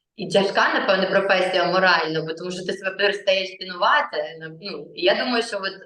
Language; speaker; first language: Ukrainian; native; Ukrainian